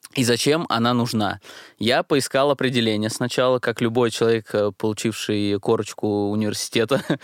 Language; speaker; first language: Russian; native; Russian